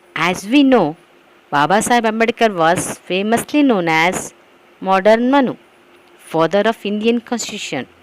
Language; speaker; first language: English; non-native, local second language; Kannada